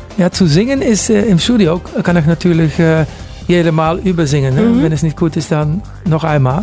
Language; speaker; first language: German; non-native, learner; Dutch